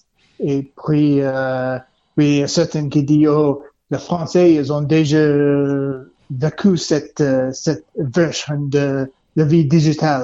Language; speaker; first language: French; non-native, learner; English